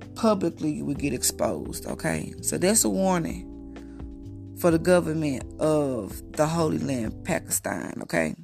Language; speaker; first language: English; native; English